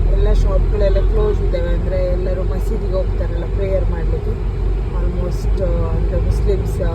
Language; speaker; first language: Kannada; non-native, local second language; Tulu